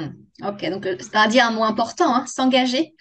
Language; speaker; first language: French; native; French